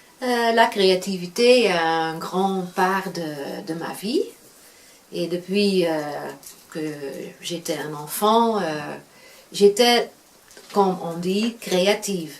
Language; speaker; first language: French; non-native, fluent; Dutch